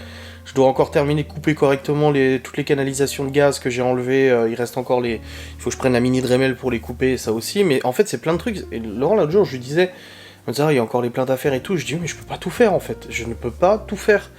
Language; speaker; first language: French; native; French